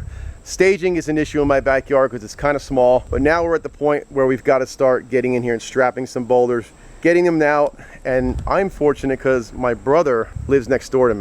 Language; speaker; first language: English; native; English